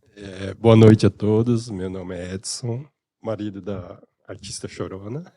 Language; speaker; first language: Portuguese; non-native, fluent; Haitian Creole